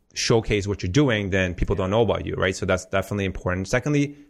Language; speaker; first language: English; early bilingual, heritage; Persian